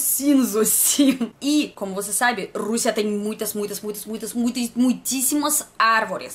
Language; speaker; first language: Portuguese; non-native, learner; Russian